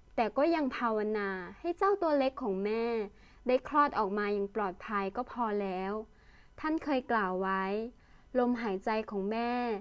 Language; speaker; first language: Thai; early bilingual, other home language; Lao